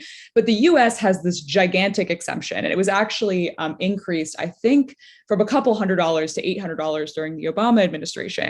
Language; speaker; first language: English; native; English